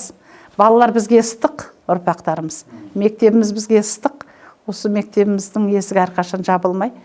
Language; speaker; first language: Kazakh; native; Kazakh